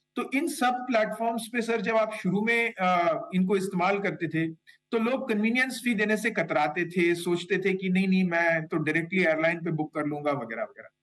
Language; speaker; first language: Hindi; non-native, local second language; Kannada